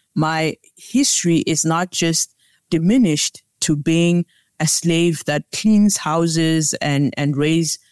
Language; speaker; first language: English; non-native, local second language; Tsonga